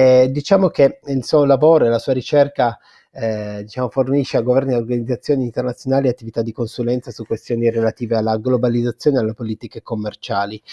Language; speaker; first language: Italian; native; Italian